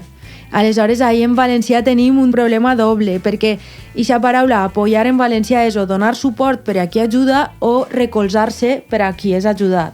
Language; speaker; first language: Catalan; native; Catalan